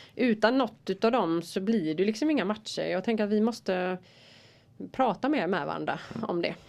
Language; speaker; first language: Swedish; native; Swedish